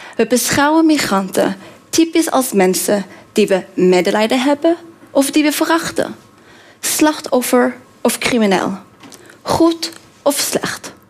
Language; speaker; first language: Dutch; non-native, fluent; Norwegian